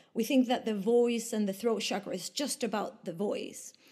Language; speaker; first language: English; non-native, fluent; Spanish